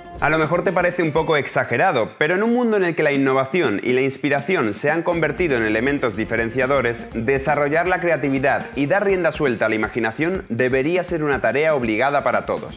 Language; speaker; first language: Spanish; native; Spanish